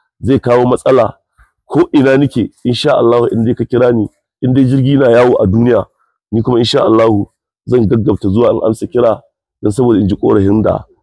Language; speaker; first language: Hausa; native; Hausa